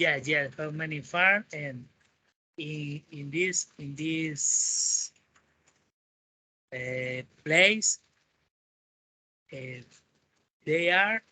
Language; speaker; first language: English; non-native, learner; Spanish